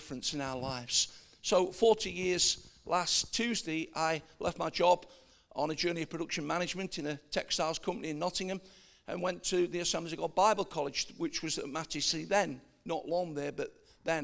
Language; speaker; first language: English; native; English